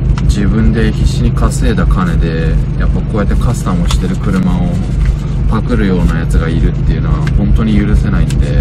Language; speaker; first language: Japanese; native; Japanese